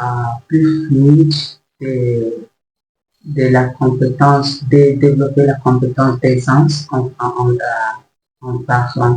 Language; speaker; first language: French; non-native, learner; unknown